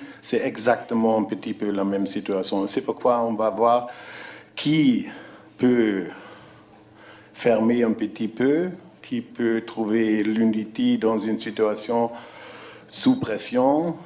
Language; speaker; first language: French; non-native, fluent; German